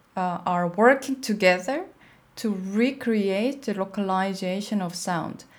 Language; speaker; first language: English; non-native, fluent; Korean